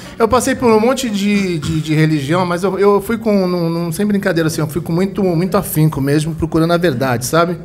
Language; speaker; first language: Portuguese; native; Portuguese